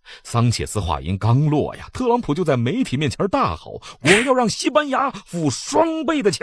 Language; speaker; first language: Chinese; native; Chinese